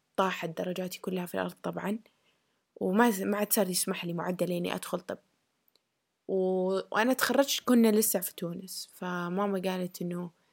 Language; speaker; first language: Arabic; early bilingual, heritage; Arabic